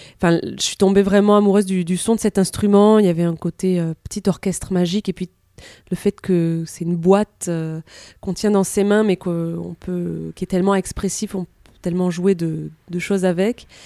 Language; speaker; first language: French; native; French